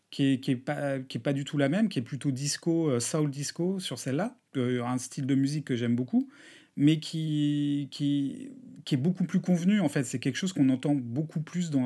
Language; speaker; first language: French; native; French